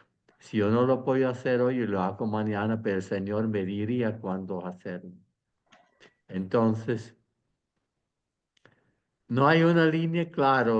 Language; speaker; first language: Spanish; non-native, fluent; Swiss German